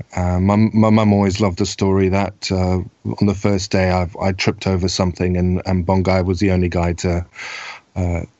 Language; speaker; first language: English; native; English